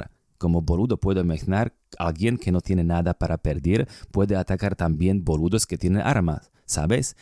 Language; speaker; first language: Spanish; non-native, fluent; Slovak